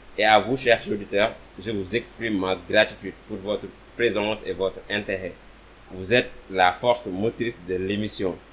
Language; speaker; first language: French; non-native, local second language; Wolof